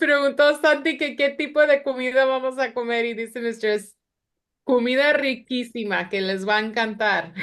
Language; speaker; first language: Spanish; early bilingual, other home language; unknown